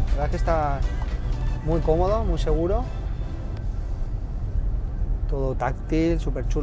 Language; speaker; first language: Spanish; native; Spanish